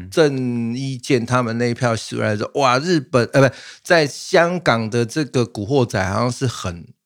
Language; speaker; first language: Chinese; non-native, fluent; Cantonese